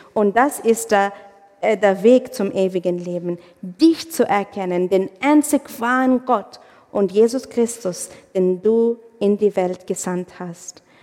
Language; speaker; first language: German; non-native, fluent; Arabic